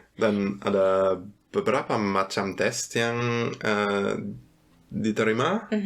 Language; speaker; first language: Indonesian; non-native, fluent; German